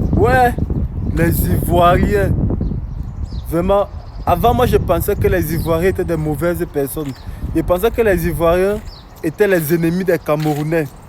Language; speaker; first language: French; native; French